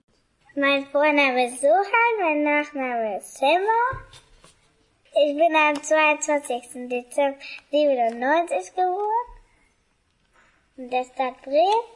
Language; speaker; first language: German; early bilingual, other home language; Persian